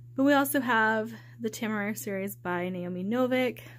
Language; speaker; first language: English; native; English